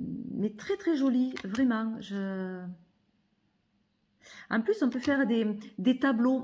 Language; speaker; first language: French; native; French